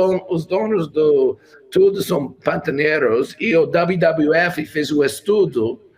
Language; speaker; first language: Portuguese; non-native, fluent; English